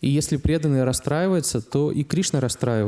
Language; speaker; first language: Russian; native; Russian